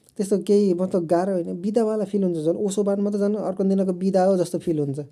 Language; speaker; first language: Nepali; native; Nepali